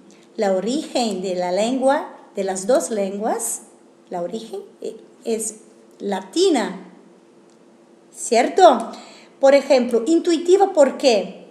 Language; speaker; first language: Spanish; non-native, fluent; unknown